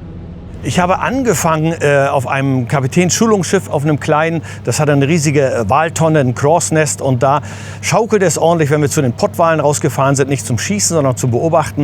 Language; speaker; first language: German; native; German